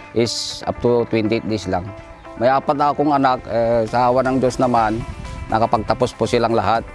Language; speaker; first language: Filipino; non-native, local second language; Iloko